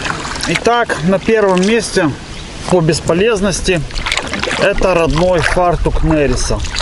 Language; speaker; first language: Russian; native; Russian